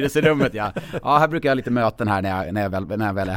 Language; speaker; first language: Swedish; native; Swedish